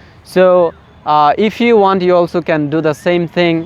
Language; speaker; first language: English; non-native, local second language; Bangla